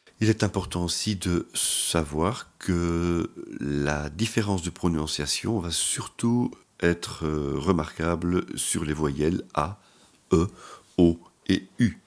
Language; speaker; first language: French; native; French